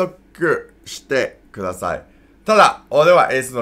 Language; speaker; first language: Japanese; non-native, learner; English